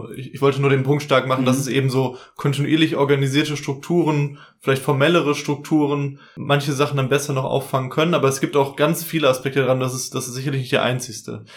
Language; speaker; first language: German; native; German